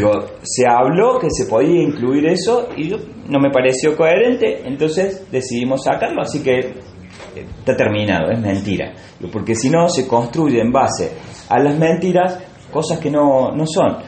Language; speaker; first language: Spanish; native; Spanish